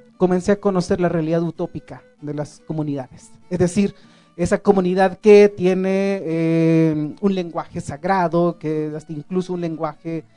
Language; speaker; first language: Spanish; non-native, local second language; Tzotzil